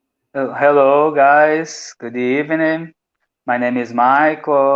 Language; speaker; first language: English; non-native, learner; Portuguese